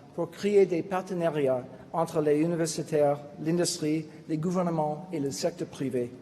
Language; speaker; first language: French; non-native, local second language; English